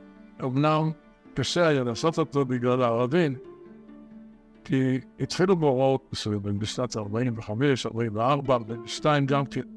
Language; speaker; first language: Hebrew; early bilingual, other home language; Arabic